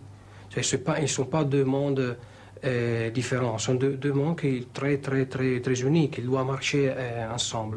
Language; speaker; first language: French; non-native, fluent; Italian